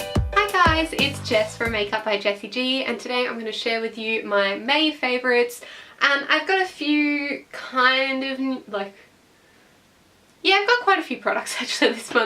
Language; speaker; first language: English; native; English